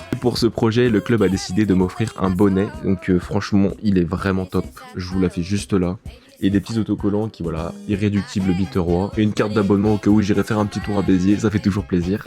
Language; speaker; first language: French; native; French